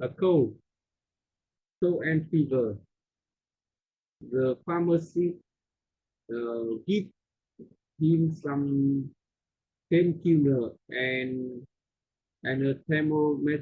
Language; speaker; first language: English; non-native, learner; Vietnamese